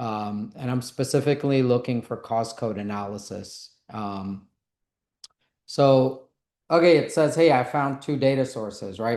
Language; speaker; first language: English; native; English